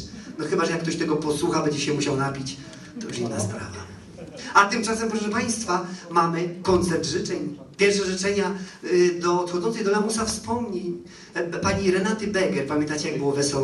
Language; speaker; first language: Polish; native; Polish